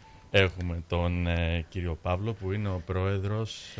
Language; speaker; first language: Greek; early bilingual, other home language; English